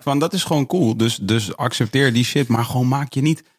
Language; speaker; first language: Dutch; native; Dutch